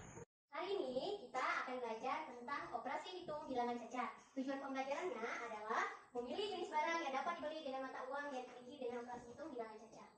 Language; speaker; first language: Indonesian; native; Indonesian